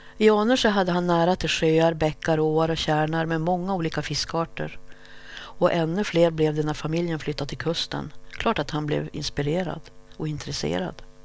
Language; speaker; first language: Swedish; native; Swedish